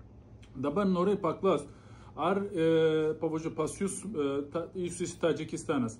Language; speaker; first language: Lithuanian; non-native, learner; Turkish